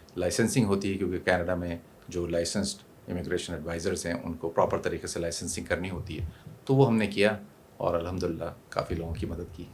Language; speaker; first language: Urdu; native; Urdu